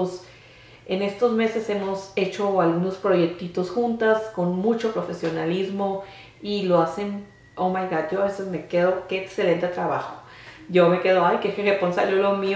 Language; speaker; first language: Spanish; native; Spanish